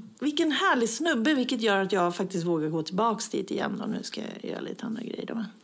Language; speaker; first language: Swedish; native; Swedish